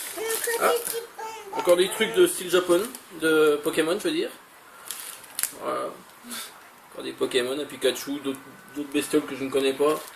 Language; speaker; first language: French; native; French